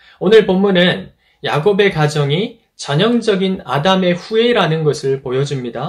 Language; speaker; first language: Korean; native; Korean